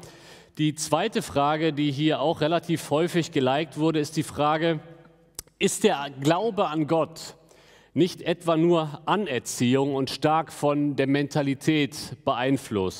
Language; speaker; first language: German; native; German